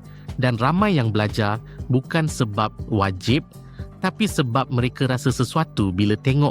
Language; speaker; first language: Malay; native; Malay